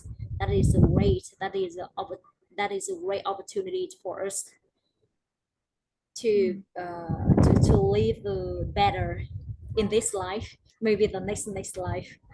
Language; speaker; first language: English; non-native, learner; Vietnamese